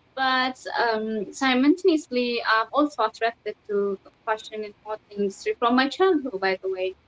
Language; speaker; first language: English; non-native, fluent; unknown